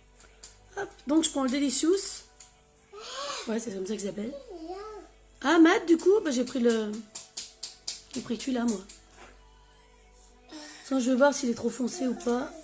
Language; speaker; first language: French; native; French